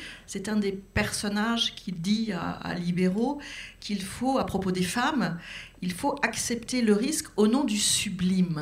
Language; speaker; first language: French; native; French